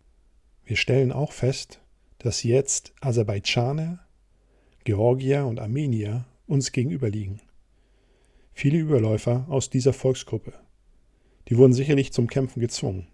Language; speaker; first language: German; native; German